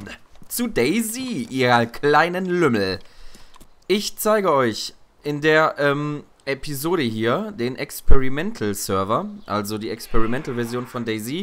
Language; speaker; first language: German; native; German